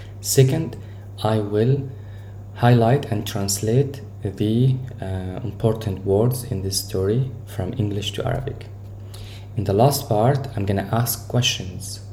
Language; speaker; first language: English; non-native, fluent; Arabic